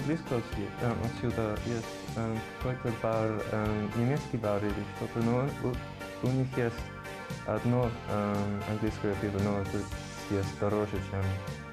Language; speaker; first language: Russian; non-native, learner; English